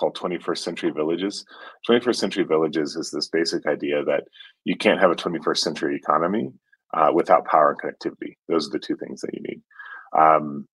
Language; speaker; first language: English; native; English